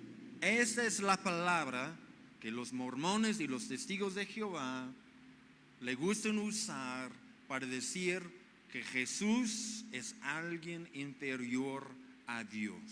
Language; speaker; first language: Spanish; non-native, fluent; English